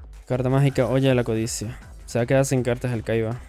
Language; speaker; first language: Spanish; native; Spanish